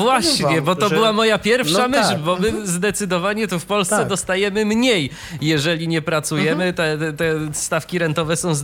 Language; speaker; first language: Polish; native; Polish